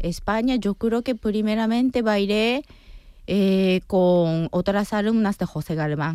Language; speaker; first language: Spanish; non-native, fluent; Japanese